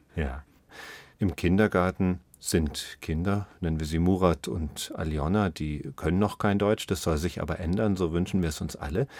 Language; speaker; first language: German; native; German